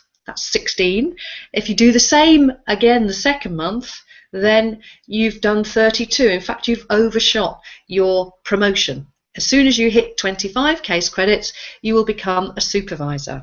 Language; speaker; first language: English; native; English